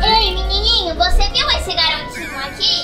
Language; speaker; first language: Portuguese; native; Portuguese